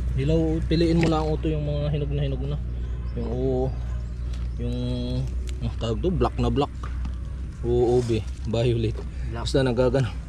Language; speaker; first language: Filipino; native; Filipino